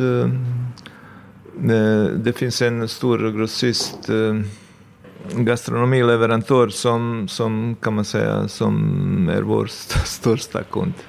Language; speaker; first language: Swedish; non-native, fluent; Bosnian